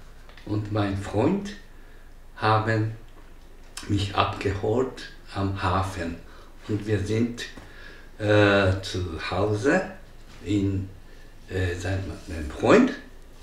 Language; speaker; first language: German; non-native, learner; Japanese